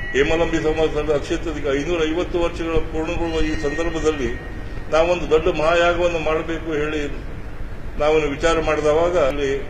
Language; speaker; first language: Kannada; non-native, local second language; Konkani